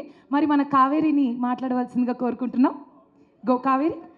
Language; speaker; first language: Telugu; native; Telugu